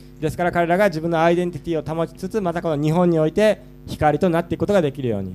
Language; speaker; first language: Japanese; native; Japanese